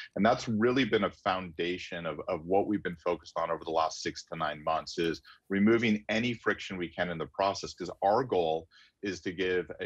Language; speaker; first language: English; native; English